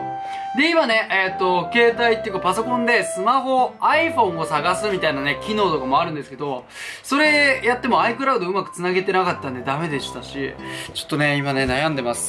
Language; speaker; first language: Japanese; native; Japanese